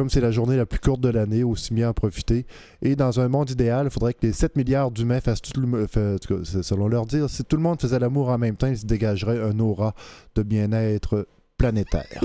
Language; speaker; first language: French; native; French